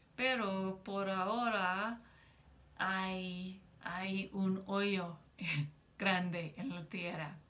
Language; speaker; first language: Spanish; non-native, fluent; English